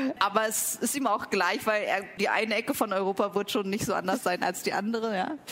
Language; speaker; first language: German; early bilingual, other home language; Vietnamese